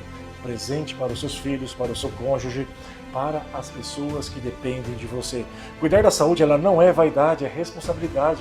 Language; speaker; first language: Portuguese; native; Portuguese